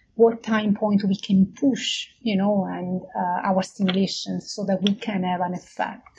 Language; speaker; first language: English; non-native, fluent; Italian